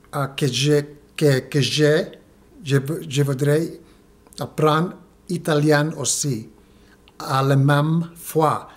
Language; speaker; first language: French; non-native, learner; Spanish